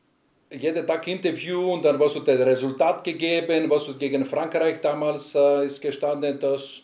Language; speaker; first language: German; non-native, learner; Greek